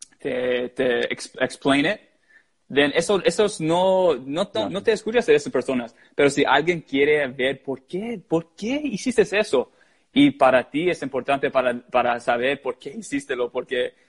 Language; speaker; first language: Spanish; early bilingual, heritage; English